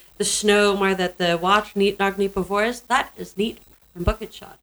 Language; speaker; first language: Dutch; non-native, fluent; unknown